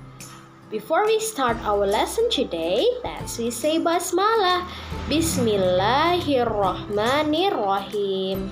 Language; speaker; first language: English; non-native, learner; Indonesian